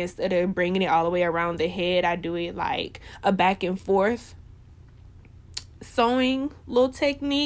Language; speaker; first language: English; native; English